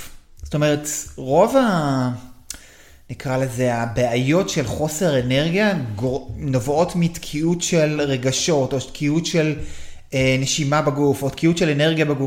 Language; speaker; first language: Hebrew; native; Hebrew